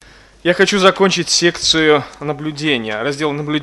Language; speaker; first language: Russian; native; Russian